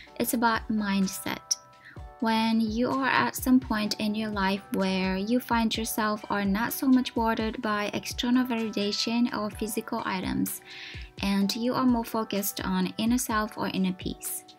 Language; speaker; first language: English; non-native, fluent; Japanese